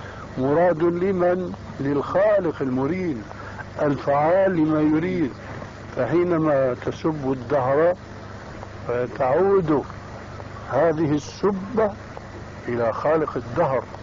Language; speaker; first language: Arabic; early bilingual, other home language; Albanian